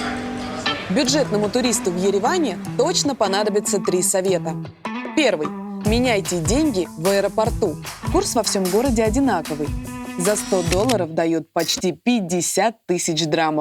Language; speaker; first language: Russian; native; Russian